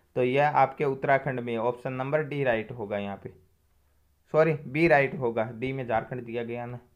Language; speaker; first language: Hindi; native; Hindi